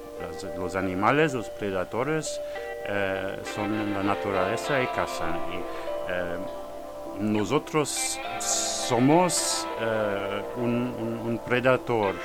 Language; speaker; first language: Spanish; non-native, learner; French